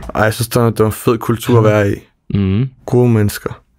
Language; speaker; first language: Danish; native; Danish